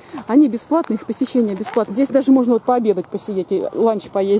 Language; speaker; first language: Russian; native; Russian